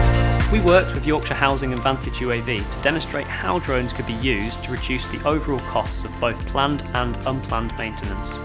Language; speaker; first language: English; native; English